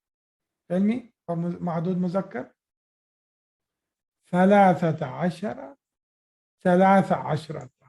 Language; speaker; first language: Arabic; non-native, fluent; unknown